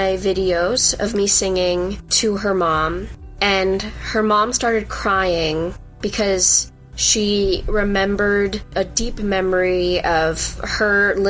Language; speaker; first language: English; native; English